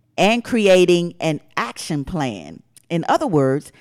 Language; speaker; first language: English; native; English